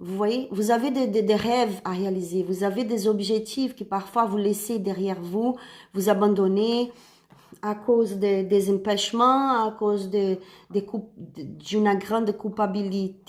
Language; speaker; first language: French; non-native, learner; Spanish